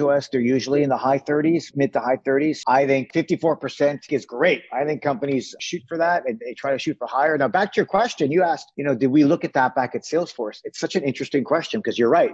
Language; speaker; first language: English; native; English